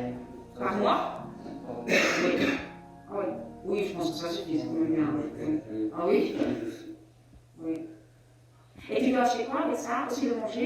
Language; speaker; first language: French; non-native, local second language; Luxembourgish